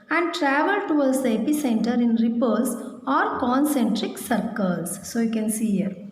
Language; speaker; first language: English; non-native, local second language; Kannada